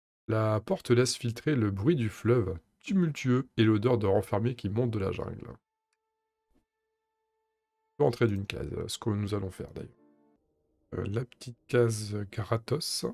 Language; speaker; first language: French; native; French